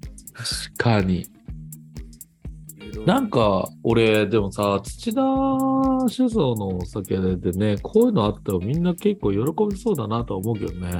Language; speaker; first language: Japanese; native; Japanese